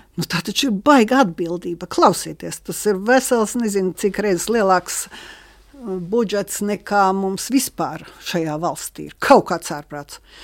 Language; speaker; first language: Latvian; native; Latvian